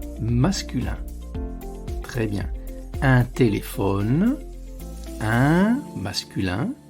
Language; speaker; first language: French; non-native, fluent; Italian